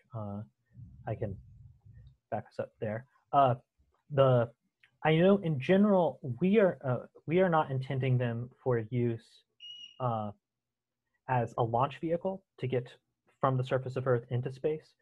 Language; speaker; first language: English; native; English